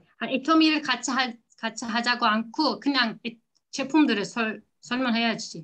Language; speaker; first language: Korean; non-native, learner; Turkish